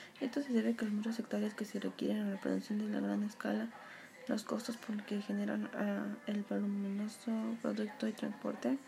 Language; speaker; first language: Spanish; native; Spanish